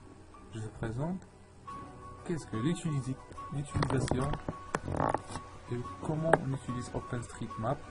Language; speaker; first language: French; non-native, learner; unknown